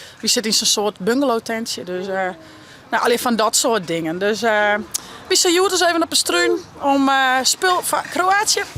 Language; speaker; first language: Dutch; non-native, local second language; Western Frisian